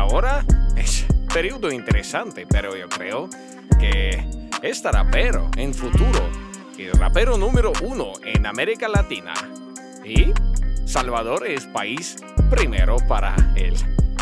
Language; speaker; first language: Spanish; non-native, learner; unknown